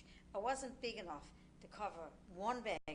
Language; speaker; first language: English; native; English